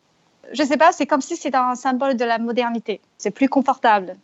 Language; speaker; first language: French; non-native, fluent; Chinese